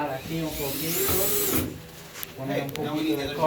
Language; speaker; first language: Spanish; early bilingual, heritage; Spanish